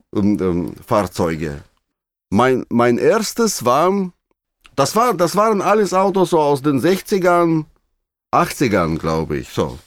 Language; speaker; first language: German; non-native, fluent; Russian